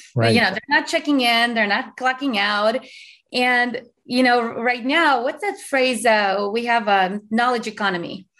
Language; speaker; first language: English; non-native, fluent; Azerbaijani